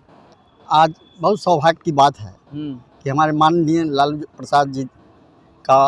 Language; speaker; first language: Hindi; native; Hindi